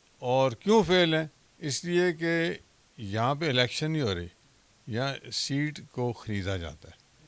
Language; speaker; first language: Urdu; non-native, local second language; Punjabi